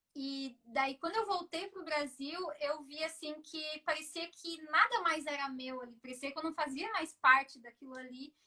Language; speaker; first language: Portuguese; native; Portuguese